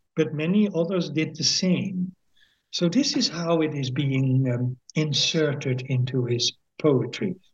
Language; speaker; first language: English; non-native, fluent; Dutch